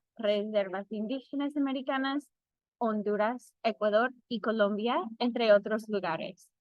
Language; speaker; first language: Spanish; non-native, fluent; English